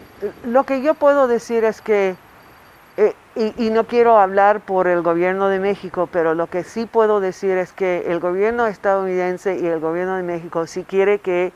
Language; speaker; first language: Spanish; non-native, fluent; English